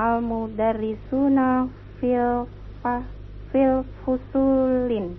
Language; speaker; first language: Arabic; non-native, learner; Indonesian